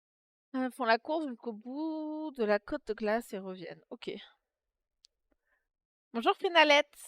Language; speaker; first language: French; native; French